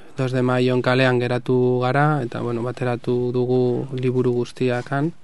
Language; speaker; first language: Basque; non-native, local second language; Spanish